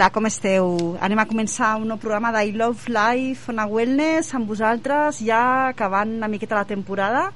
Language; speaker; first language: Catalan; native; Catalan